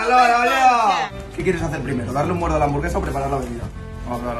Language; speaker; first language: Spanish; native; Spanish